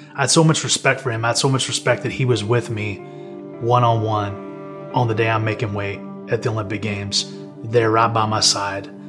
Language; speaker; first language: English; native; English